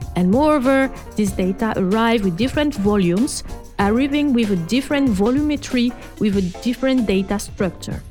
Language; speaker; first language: English; non-native, fluent; French